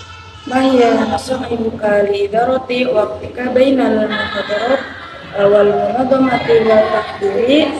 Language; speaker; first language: Arabic; non-native, learner; Indonesian